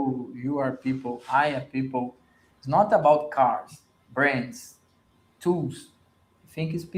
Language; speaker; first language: English; non-native, learner; Portuguese